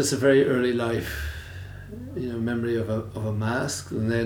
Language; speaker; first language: English; native; English